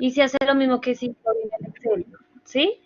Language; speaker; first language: Spanish; native; Spanish